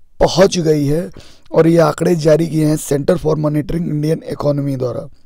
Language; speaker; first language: Hindi; native; Hindi